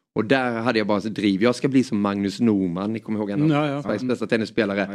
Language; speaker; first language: Swedish; native; Swedish